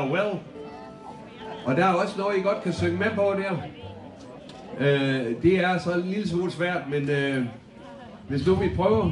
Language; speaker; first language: Danish; native; Danish